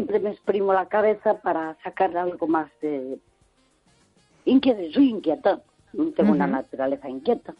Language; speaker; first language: Spanish; native; Spanish